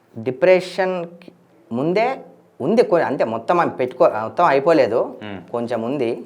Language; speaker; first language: Telugu; native; Telugu